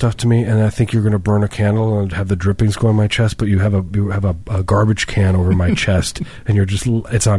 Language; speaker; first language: English; native; English